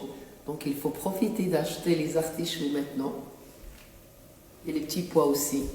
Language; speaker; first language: French; non-native, local second language; Arabic